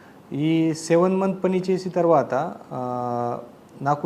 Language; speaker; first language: Telugu; non-native, fluent; Marathi